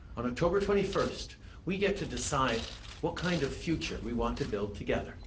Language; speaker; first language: English; early bilingual, other home language; French